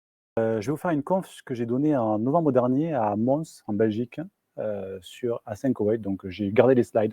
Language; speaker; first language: French; native; French